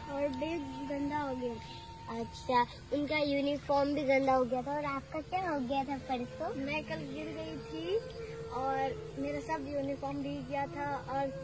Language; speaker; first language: Hindi; non-native, local second language; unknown